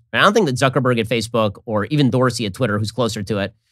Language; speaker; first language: English; native; English